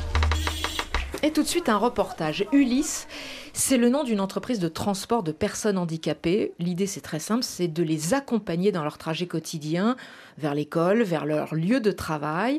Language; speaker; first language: French; native; French